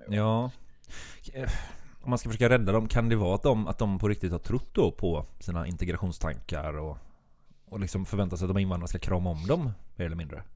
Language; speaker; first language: Swedish; native; Swedish